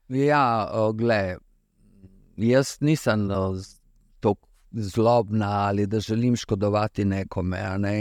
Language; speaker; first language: Slovenian; early bilingual, other home language; Serbian